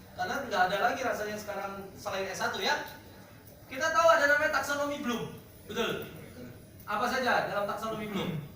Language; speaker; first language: Indonesian; native; Indonesian